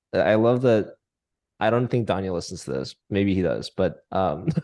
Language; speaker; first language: English; native; English